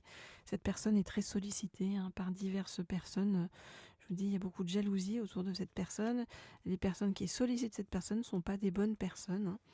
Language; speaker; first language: French; native; French